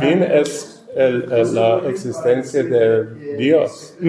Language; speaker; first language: Spanish; non-native, learner; English